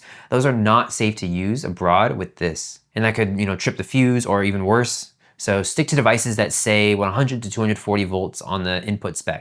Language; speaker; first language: English; native; English